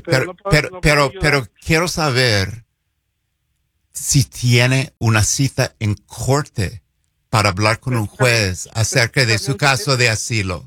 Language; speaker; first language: Spanish; non-native, fluent; English